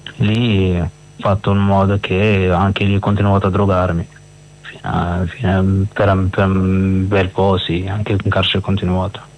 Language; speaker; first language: Italian; non-native, learner; Arabic